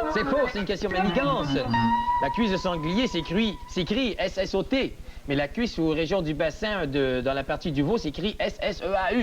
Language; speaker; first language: French; native; French